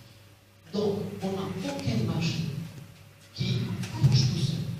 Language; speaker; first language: French; non-native, local second language; Arabic